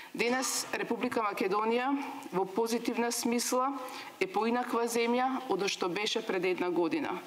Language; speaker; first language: Macedonian; native; Macedonian